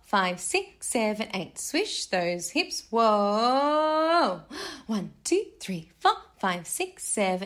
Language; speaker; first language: English; native; English